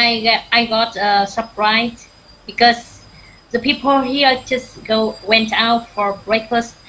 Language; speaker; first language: English; non-native, learner; Vietnamese